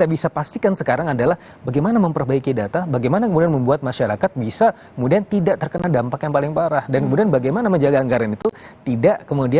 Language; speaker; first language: Indonesian; native; Indonesian